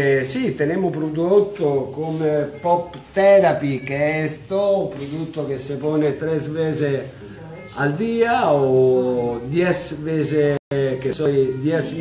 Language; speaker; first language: Spanish; non-native, learner; Italian